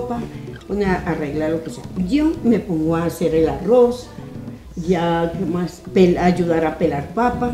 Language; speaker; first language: Spanish; native; Spanish